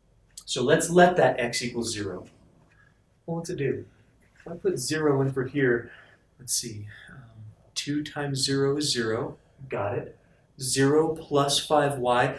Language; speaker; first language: English; native; English